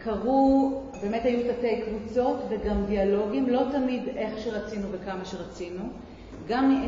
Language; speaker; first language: Hebrew; native; Hebrew